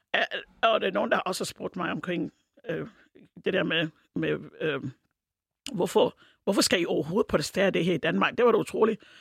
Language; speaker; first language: Danish; non-native, fluent; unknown